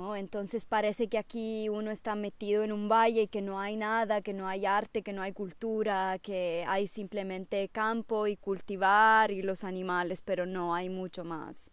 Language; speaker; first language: Spanish; non-native, fluent; Italian